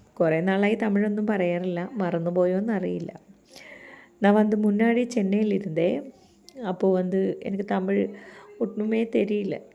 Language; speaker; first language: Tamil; non-native, learner; Malayalam